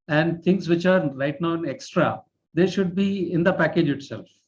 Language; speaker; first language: English; non-native, local second language; Hindi